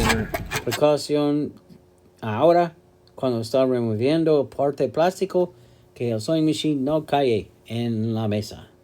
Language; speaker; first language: Spanish; non-native, learner; English